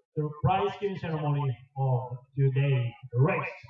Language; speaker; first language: English; non-native, fluent; Finnish